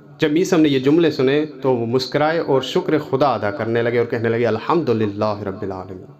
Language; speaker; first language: Urdu; non-native, local second language; Sindhi